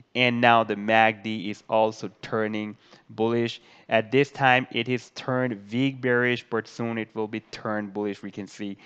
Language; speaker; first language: English; non-native, local second language; Urdu